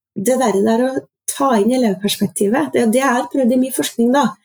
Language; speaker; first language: Norwegian; native; Norwegian